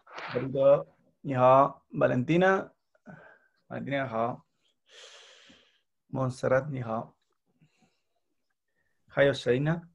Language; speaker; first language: Chinese; non-native, fluent; Spanish